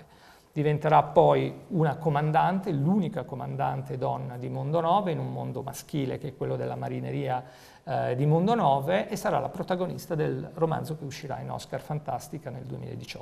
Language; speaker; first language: Italian; native; Italian